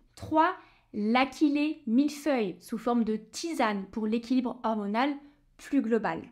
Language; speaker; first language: French; native; French